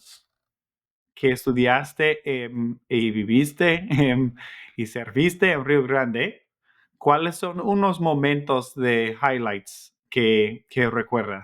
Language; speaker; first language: Spanish; non-native, fluent; English